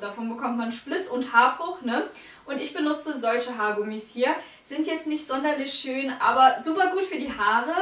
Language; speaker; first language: German; native; German